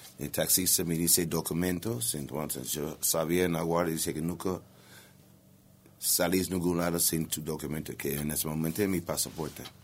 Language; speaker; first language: Spanish; non-native, learner; English